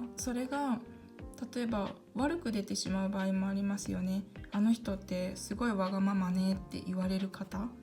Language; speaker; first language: Japanese; early bilingual, other home language; Korean